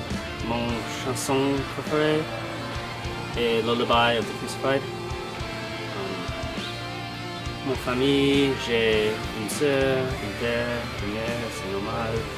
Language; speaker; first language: French; non-native, learner; English